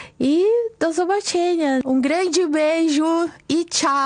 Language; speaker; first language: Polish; non-native, fluent; Portuguese